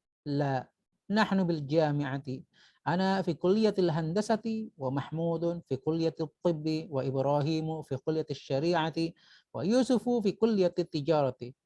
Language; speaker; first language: Arabic; non-native, fluent; Indonesian